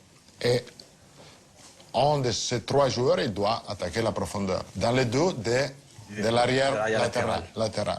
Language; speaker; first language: French; non-native, fluent; Italian